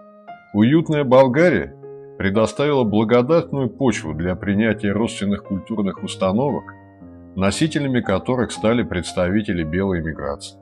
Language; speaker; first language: Russian; native; Russian